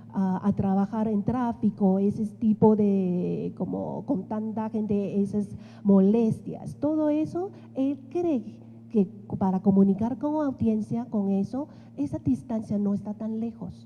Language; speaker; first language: Spanish; non-native, fluent; Chinese